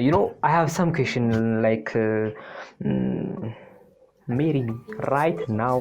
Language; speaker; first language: English; non-native, learner; Amharic